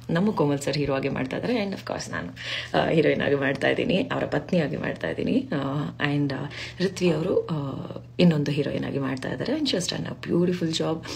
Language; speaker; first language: Kannada; non-native, local second language; Kodava